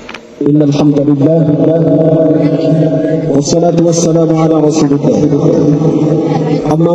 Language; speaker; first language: Arabic; non-native, learner; Bangla